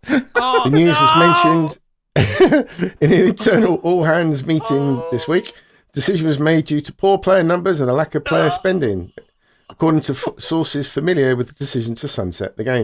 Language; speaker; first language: English; native; English